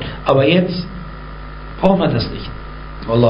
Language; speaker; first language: German; non-native, fluent; Arabic